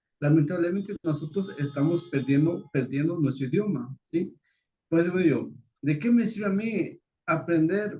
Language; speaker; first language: Spanish; non-native, local second language; Kaqchikel